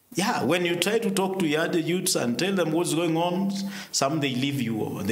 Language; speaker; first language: English; non-native, local second language; Gusii